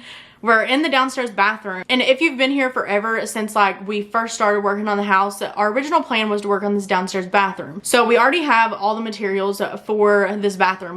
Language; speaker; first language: English; native; English